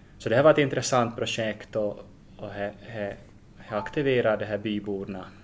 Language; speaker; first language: Swedish; native; Swedish